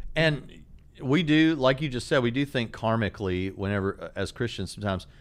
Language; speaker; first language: English; native; English